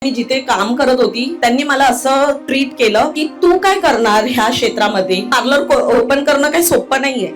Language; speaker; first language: Marathi; non-native, local second language; Telugu